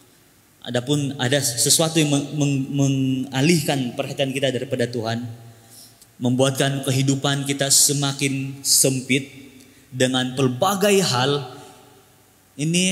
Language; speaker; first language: Malay; native; Malay